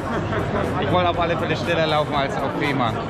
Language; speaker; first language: German; native; German